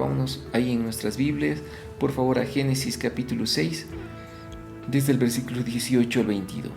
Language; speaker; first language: Spanish; native; Spanish